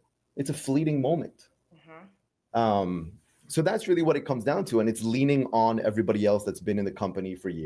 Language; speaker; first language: English; native; English